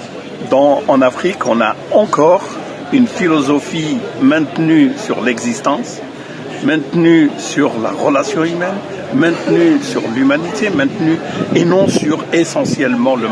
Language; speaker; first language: French; native; French